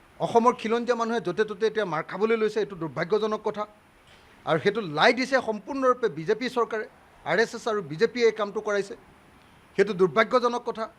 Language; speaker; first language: Assamese; native; Assamese